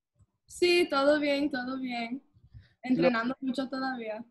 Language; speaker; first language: Spanish; early bilingual, heritage; English